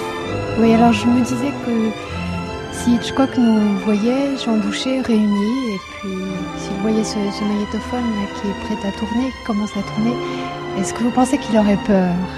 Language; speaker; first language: French; native; French